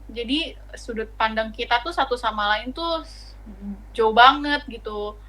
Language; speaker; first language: Indonesian; native; Indonesian